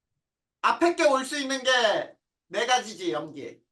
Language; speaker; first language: Korean; native; Korean